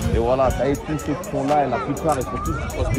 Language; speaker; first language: French; native; French